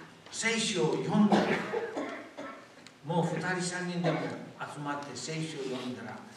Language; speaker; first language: Japanese; non-native, fluent; Spanish